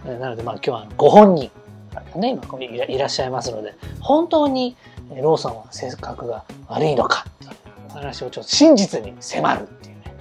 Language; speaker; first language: Japanese; native; Japanese